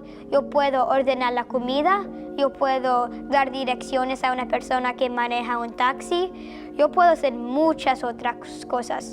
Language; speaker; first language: Spanish; non-native, fluent; English